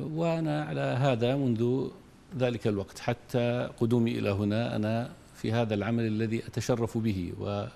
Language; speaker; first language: Arabic; native; Arabic